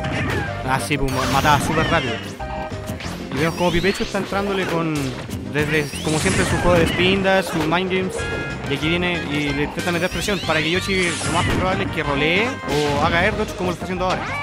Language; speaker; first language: Spanish; native; Spanish